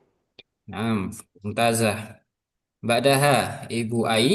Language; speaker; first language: Arabic; non-native, fluent; Indonesian